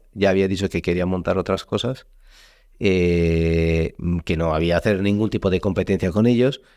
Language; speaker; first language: Spanish; non-native, fluent; Italian